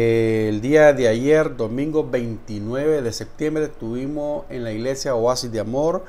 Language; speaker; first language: Spanish; native; Spanish